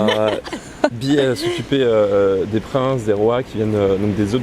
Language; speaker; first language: French; native; French